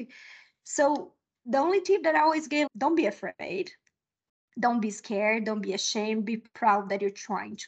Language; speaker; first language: English; non-native, fluent; Portuguese